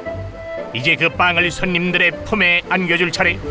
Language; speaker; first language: Korean; native; Korean